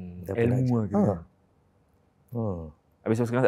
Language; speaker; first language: Malay; native; Malay